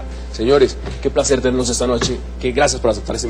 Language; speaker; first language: Spanish; native; Spanish